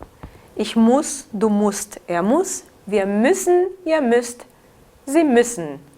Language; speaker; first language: German; non-native, fluent; Spanish